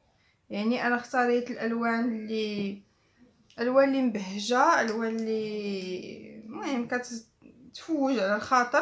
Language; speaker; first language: Arabic; native; Arabic